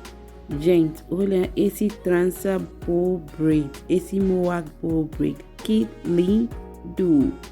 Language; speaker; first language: Portuguese; non-native, learner; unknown